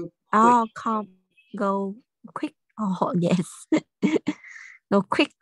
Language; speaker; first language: English; non-native, learner; Vietnamese